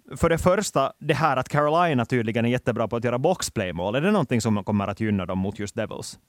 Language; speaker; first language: Swedish; native; Swedish